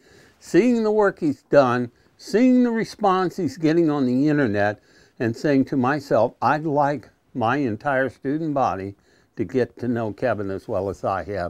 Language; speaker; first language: English; native; English